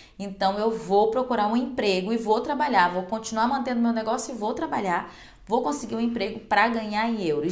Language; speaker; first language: Portuguese; native; Portuguese